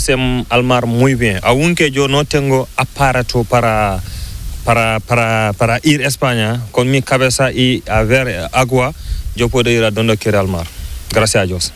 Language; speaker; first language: Spanish; non-native, learner; Fula